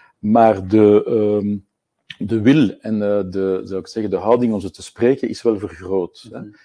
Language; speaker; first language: Dutch; native; Dutch